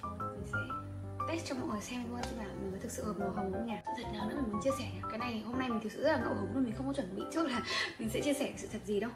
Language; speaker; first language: Vietnamese; native; Vietnamese